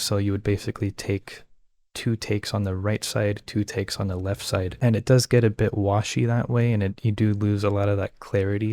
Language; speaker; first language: English; native; English